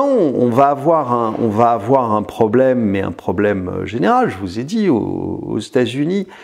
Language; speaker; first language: French; native; French